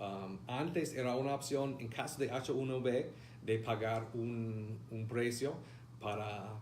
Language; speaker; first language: Spanish; non-native, fluent; English